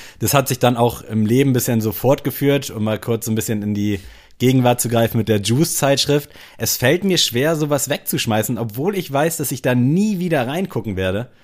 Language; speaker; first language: German; early bilingual, other home language; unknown